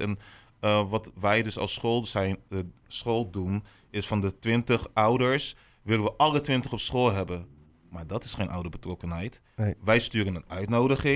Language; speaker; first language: Dutch; native; Dutch